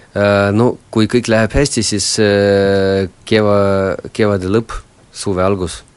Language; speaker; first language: Estonian; non-native, local second language; Russian